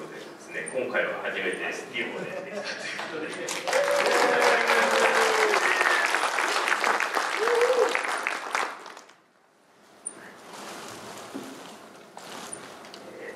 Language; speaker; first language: Japanese; native; Japanese